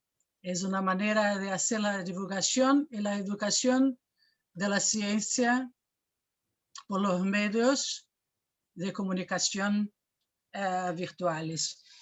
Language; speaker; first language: Spanish; non-native, fluent; Portuguese